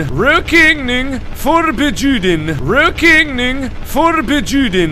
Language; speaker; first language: Swedish; non-native, learner; English